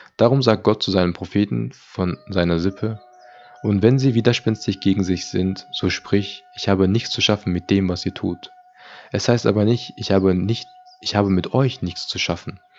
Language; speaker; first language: German; early bilingual, other home language; Turkish